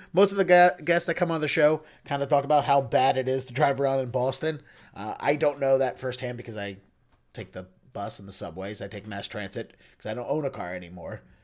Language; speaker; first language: English; native; English